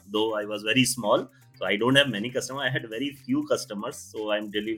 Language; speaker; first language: English; non-native, local second language; Hindi